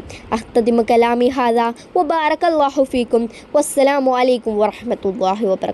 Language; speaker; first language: Arabic; non-native, learner; Malayalam